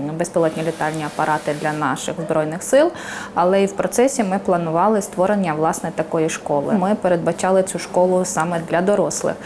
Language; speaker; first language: Ukrainian; native; Ukrainian